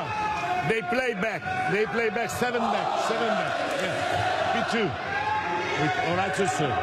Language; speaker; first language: English; non-native, learner; Italian